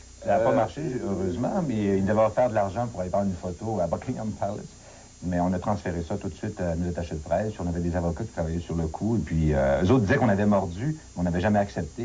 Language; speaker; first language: French; native; French